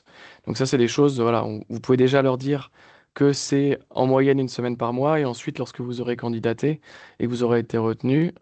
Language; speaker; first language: French; native; French